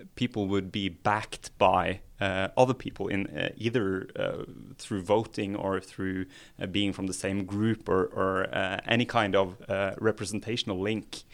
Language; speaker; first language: English; non-native, fluent; Norwegian